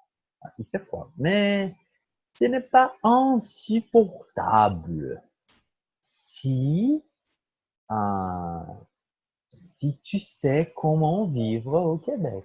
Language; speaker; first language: French; non-native, fluent; Portuguese